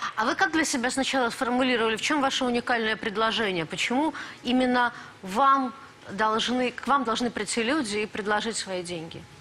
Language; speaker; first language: Russian; native; Russian